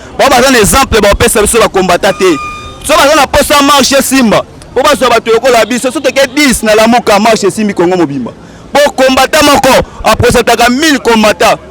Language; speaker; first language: Lingala; non-native, local second language; Kituba (Democratic Republic of Congo)